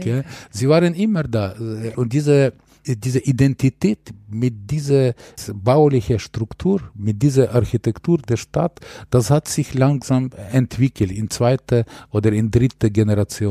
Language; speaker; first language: German; non-native, fluent; Ukrainian